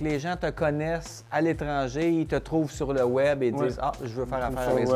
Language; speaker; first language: French; native; French